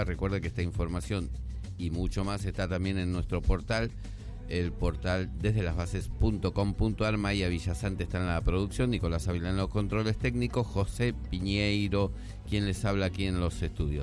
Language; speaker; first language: Spanish; native; Spanish